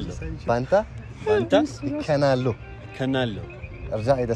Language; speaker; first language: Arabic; non-native, fluent; Amharic